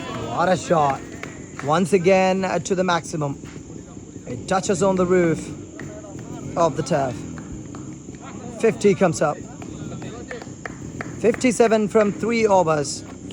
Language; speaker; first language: English; non-native, local second language; Malayalam